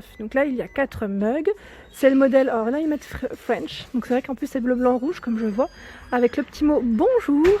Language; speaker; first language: French; native; French